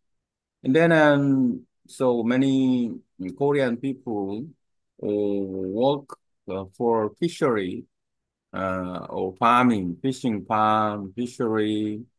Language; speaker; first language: English; non-native, learner; Korean